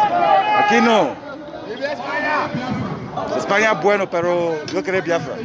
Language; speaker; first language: Spanish; non-native, learner; Igbo